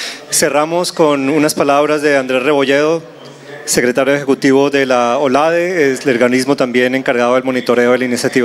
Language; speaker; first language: Spanish; native; Spanish